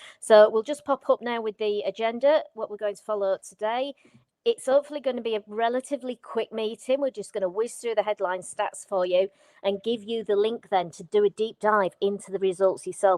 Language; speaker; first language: English; native; English